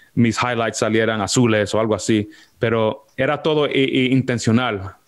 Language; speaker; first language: Spanish; early bilingual, heritage; Spanish